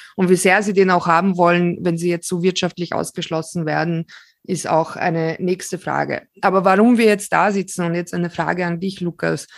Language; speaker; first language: German; early bilingual, other home language; Slovak